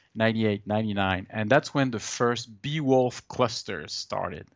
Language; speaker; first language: English; non-native, fluent; French